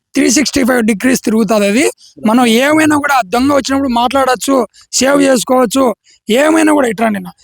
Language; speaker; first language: Telugu; native; Telugu